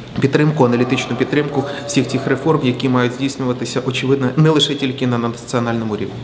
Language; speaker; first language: Ukrainian; native; Ukrainian